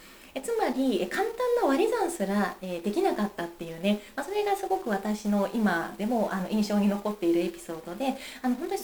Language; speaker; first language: Japanese; native; Japanese